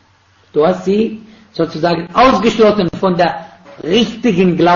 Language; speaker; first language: German; non-native, fluent; Arabic